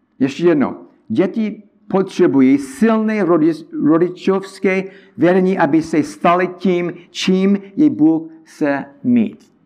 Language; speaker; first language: Czech; non-native, learner; English